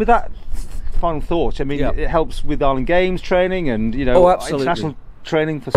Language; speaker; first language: English; native; English